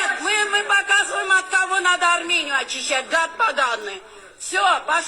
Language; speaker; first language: Russian; non-native, fluent; Armenian